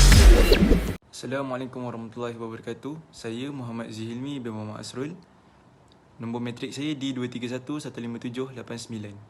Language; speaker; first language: Malay; native; Malay